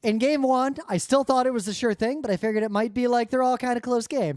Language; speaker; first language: English; native; English